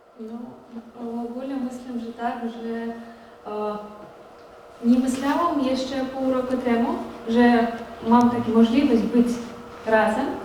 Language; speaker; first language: Polish; non-native, learner; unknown